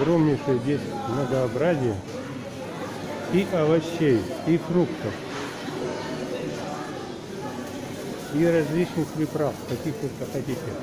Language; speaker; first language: Russian; native; Russian